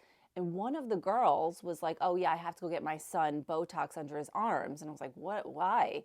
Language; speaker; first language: English; native; English